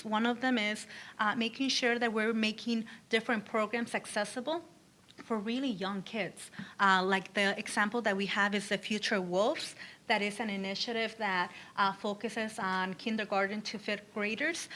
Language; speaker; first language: English; early bilingual, other home language; Spanish